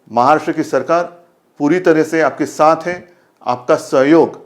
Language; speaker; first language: Hindi; non-native, local second language; Marathi